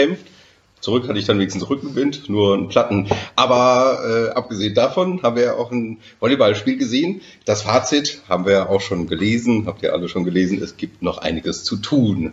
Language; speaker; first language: German; native; German